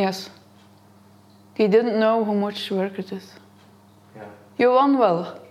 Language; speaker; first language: English; non-native, learner; Dutch